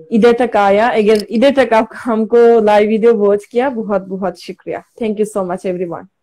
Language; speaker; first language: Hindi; non-native, learner; Turkish